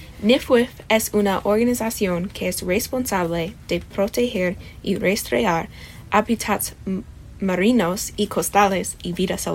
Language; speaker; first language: Spanish; non-native, learner; English